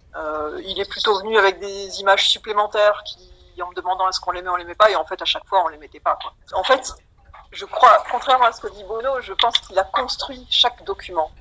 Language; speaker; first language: French; native; French